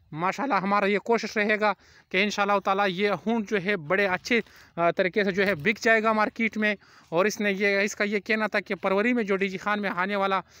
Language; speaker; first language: Urdu; non-native, local second language; Pashto